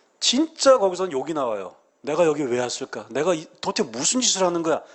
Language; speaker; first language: Korean; native; Korean